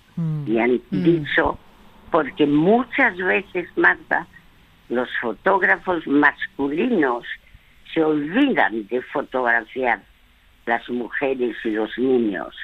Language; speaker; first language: Spanish; early bilingual, other home language; French